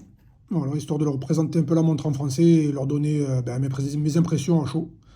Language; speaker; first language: French; native; French